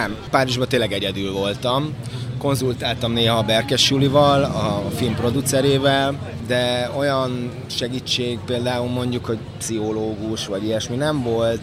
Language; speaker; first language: Hungarian; native; Hungarian